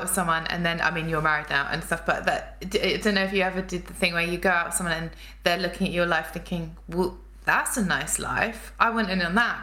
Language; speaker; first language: English; native; English